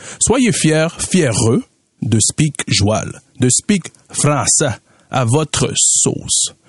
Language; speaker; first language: French; early bilingual, other home language; Swahili